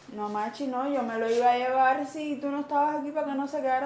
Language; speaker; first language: Spanish; native; Spanish